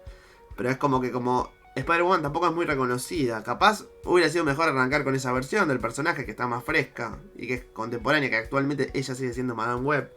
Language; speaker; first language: Spanish; native; Spanish